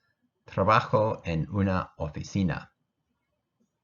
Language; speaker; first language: Spanish; non-native, fluent; English